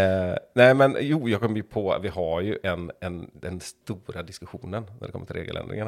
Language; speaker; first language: Swedish; native; Swedish